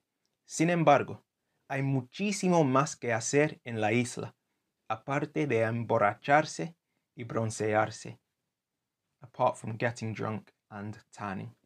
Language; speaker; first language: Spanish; non-native, fluent; English